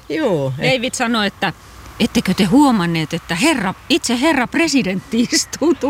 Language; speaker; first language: Finnish; native; Finnish